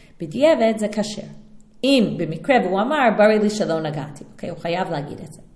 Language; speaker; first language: Hebrew; non-native, fluent; English